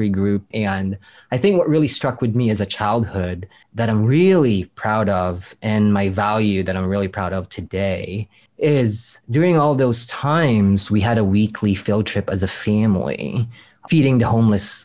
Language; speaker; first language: English; non-native, local second language; Filipino